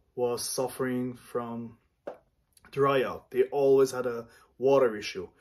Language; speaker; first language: English; non-native, fluent; Armenian